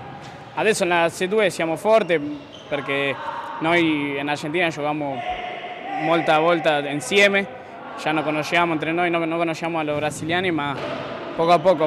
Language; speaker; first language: Italian; non-native, learner; Spanish